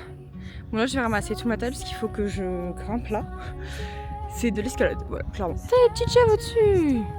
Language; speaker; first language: French; native; French